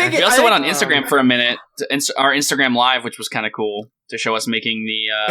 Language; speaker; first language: English; native; English